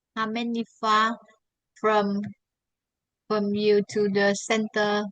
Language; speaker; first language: English; non-native, learner; Vietnamese